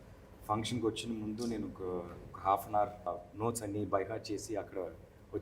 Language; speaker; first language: Telugu; non-native, learner; Tamil